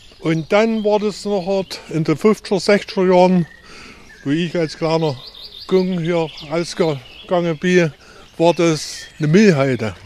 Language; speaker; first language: German; native; German